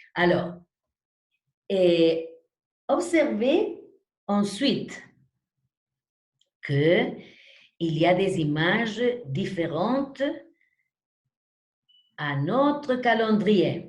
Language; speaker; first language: French; non-native, fluent; Spanish